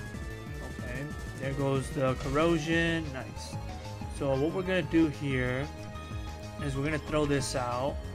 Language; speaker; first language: English; native; English